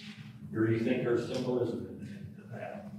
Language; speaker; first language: English; native; English